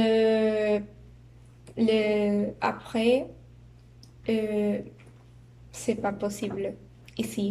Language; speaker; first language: French; non-native, learner; Spanish